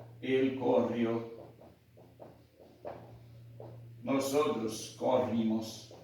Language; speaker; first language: Spanish; non-native, fluent; Portuguese